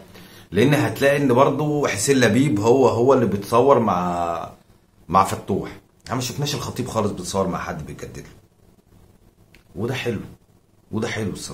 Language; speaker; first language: Arabic; native; Arabic